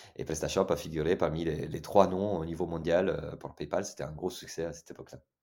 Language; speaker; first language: French; non-native, fluent; Italian